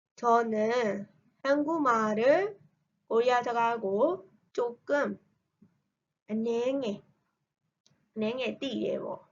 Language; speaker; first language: Korean; non-native, learner; Burmese